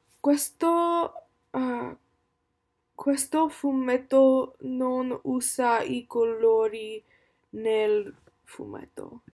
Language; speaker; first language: Italian; non-native, learner; English